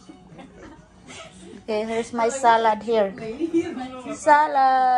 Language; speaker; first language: English; non-native, learner; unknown